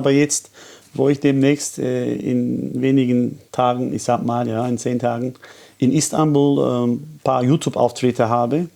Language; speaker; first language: German; non-native, fluent; Turkish